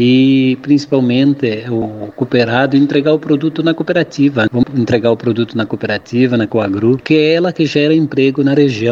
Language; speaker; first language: Portuguese; native; Portuguese